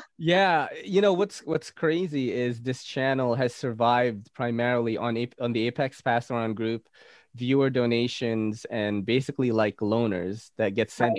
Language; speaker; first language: English; native; English